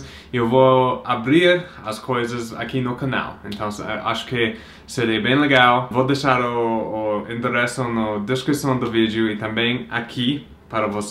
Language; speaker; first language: Portuguese; non-native, fluent; English